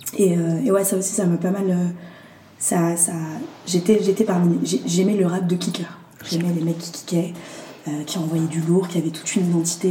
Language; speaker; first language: French; early bilingual, other home language; Arabic